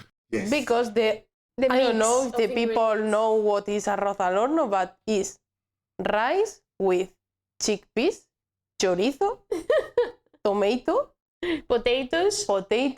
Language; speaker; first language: English; non-native, learner; Spanish